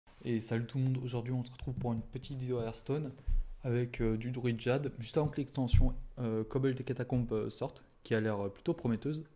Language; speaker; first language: French; native; French